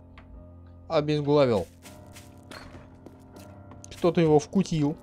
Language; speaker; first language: Russian; native; Russian